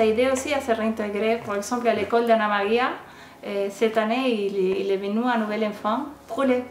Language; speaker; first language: French; non-native, fluent; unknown